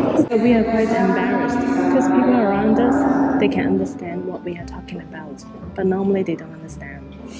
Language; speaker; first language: English; non-native, local second language; Cantonese